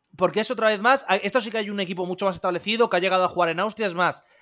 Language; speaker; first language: Spanish; native; Spanish